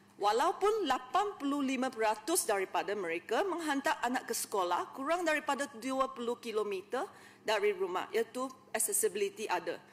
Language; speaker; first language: Malay; non-native, local second language; Chinese